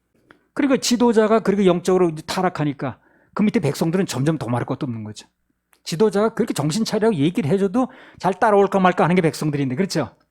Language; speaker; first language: Korean; native; Korean